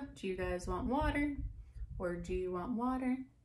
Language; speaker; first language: English; native; English